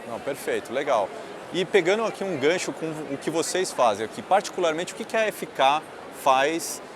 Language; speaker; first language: Portuguese; native; Portuguese